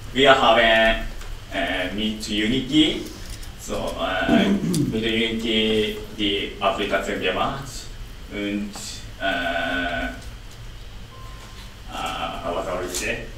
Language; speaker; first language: German; non-native, learner; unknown